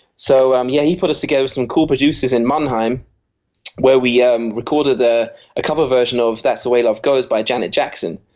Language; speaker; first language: English; native; English